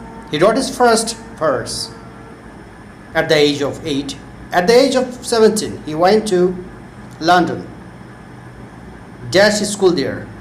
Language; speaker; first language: English; non-native, local second language; Bangla